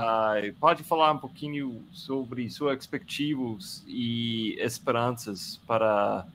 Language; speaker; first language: Portuguese; non-native, fluent; English